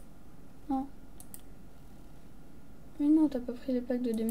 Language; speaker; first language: French; native; French